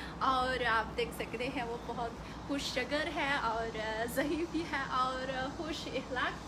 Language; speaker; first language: Hindi; non-native, fluent; Chinese